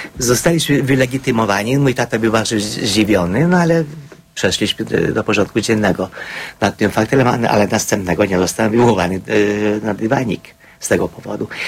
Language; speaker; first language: Polish; non-native, fluent; Hungarian